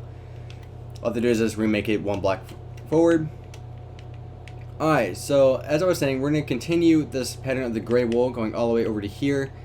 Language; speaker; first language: English; native; English